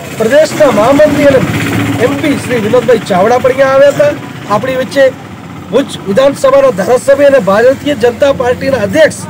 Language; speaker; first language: Gujarati; non-native, local second language; Kachhi